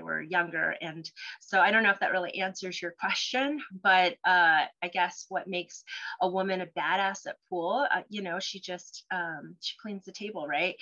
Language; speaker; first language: English; early bilingual, other home language; Cantonese